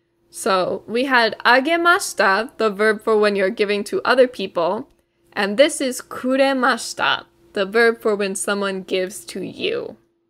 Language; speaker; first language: English; native; English